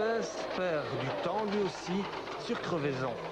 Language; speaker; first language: French; native; French